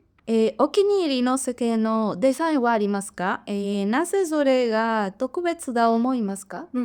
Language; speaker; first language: Japanese; non-native, learner; Spanish